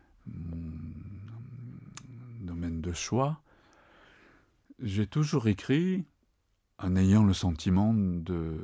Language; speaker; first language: French; non-native, fluent; Japanese